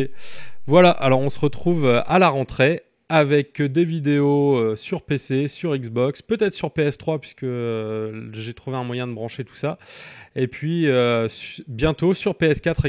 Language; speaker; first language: French; native; French